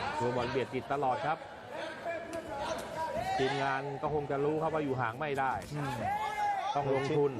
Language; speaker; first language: Thai; native; Thai